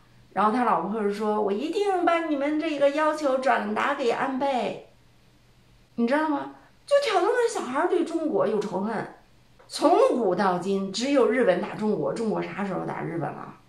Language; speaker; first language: Chinese; native; Chinese